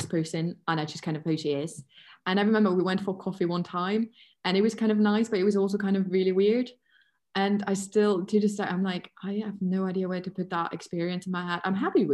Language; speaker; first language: English; non-native, fluent; German